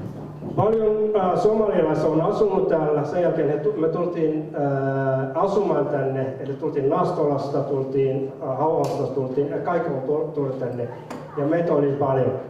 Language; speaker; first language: Finnish; non-native, fluent; Somali